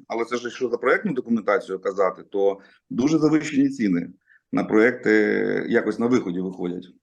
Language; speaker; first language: Ukrainian; non-native, local second language; Russian